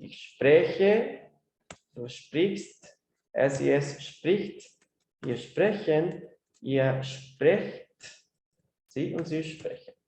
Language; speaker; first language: German; non-native, learner; Spanish